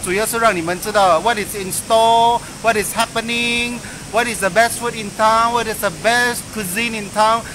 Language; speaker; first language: English; non-native, local second language; Chinese